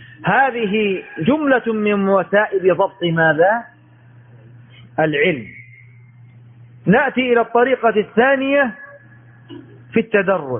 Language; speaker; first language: Arabic; native; Arabic